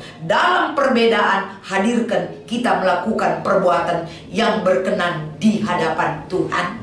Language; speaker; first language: Indonesian; non-native, local second language; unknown